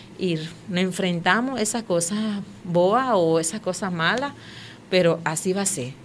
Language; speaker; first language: Spanish; non-native, local second language; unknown